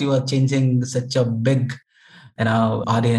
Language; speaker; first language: English; non-native, local second language; Hindi